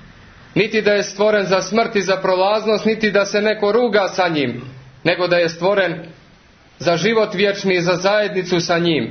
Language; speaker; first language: Croatian; native; Croatian